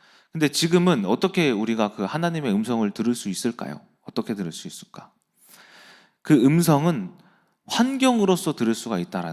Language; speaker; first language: Korean; native; Korean